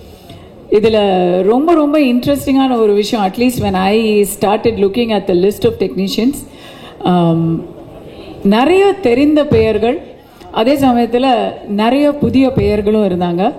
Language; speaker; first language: Tamil; native; Tamil